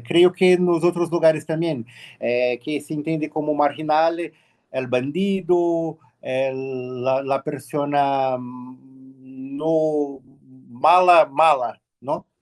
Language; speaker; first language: Spanish; non-native, learner; Portuguese